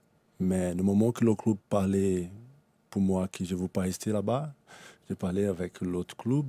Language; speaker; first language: French; non-native, learner; Portuguese